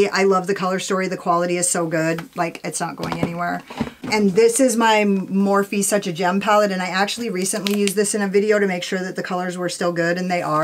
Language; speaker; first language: English; native; English